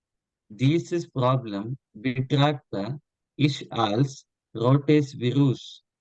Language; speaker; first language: German; non-native, learner; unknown